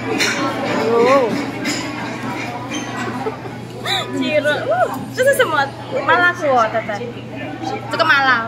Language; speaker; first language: Chinese; non-native, learner; Indonesian